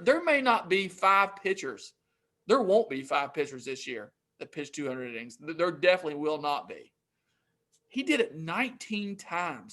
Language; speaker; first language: English; native; English